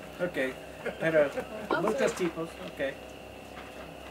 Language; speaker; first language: Spanish; non-native, learner; English